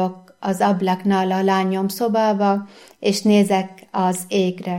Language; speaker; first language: Hungarian; non-native, fluent; Arabic